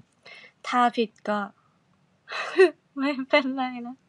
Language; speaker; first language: Thai; non-native, learner; Japanese